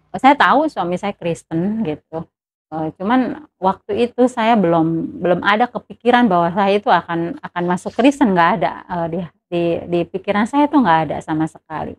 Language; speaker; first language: Indonesian; non-native, local second language; Sundanese